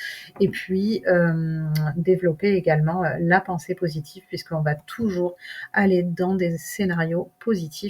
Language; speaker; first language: French; native; French